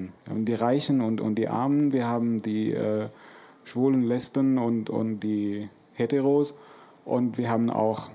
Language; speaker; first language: German; non-native, fluent; Arabic